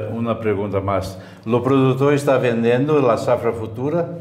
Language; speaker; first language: Spanish; non-native, learner; Portuguese